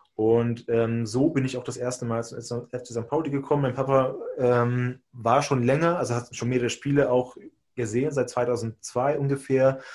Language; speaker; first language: German; non-native, fluent; Hungarian